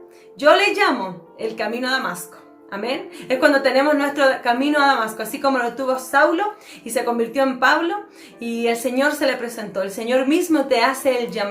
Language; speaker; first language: Spanish; native; Spanish